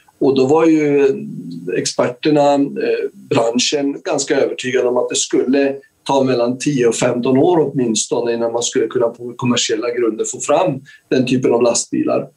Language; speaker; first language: Swedish; early bilingual, other home language; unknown